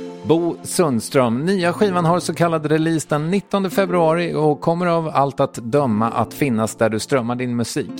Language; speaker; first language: Swedish; native; Swedish